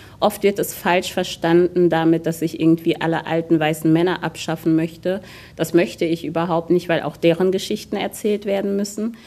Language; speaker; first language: German; early bilingual, other home language; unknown